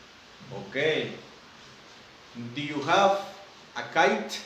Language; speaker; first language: English; non-native, fluent; Spanish